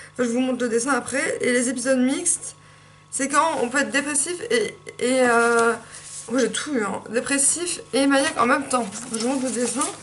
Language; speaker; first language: French; native; French